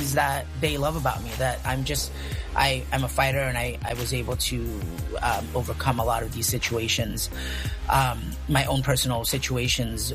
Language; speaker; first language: English; early bilingual, other home language; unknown